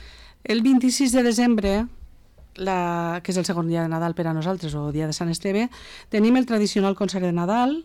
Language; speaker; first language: Catalan; native; Catalan